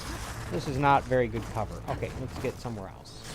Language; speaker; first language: English; native; English